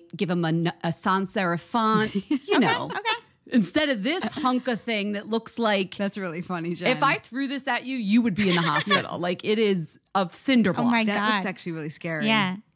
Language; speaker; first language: English; native; English